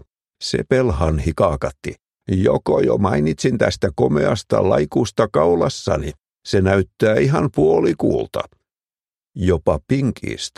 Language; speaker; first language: Finnish; native; Finnish